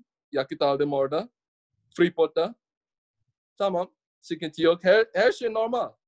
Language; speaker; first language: Turkish; non-native, learner; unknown